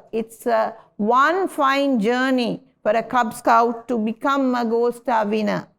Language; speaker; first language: English; non-native, local second language; Sinhala